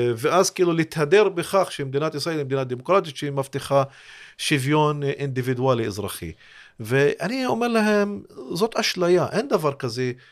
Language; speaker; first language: Hebrew; non-native, local second language; Arabic